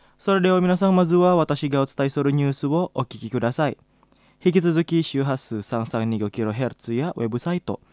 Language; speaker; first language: Japanese; non-native, fluent; Indonesian